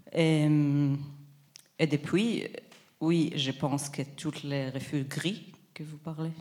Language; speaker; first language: French; non-native, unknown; Hebrew